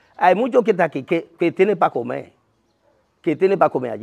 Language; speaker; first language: Spanish; non-native, learner; Haitian Creole